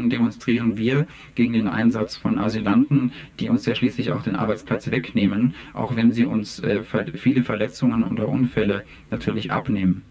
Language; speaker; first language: German; native; German